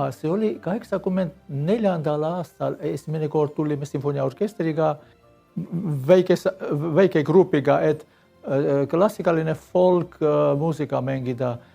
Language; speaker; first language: Estonian; non-native, fluent; Armenian